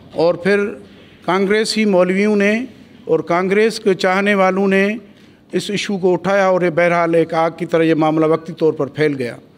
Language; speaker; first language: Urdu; non-native, local second language; Sindhi